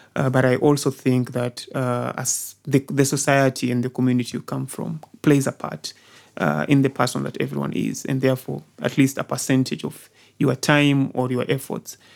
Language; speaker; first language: English; non-native, local second language; Swahili